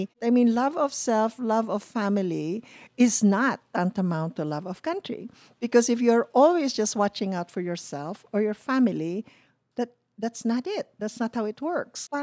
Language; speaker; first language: English; non-native, local second language; Cebuano